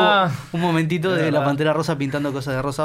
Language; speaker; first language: Spanish; native; Spanish